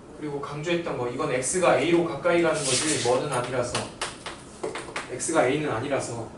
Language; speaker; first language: Korean; native; Korean